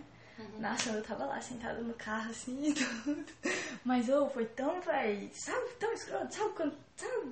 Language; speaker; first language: Portuguese; native; Portuguese